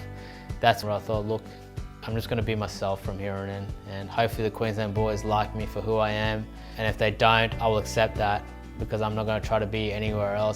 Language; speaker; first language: English; early bilingual, other home language; Urdu